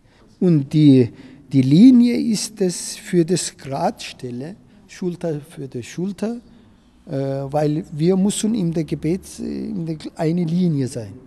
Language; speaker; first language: German; non-native, learner; Turkish